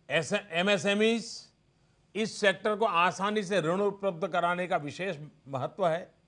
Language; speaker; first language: Hindi; non-native, local second language; Gujarati